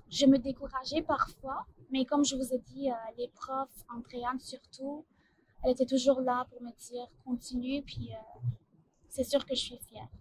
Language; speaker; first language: French; non-native, fluent; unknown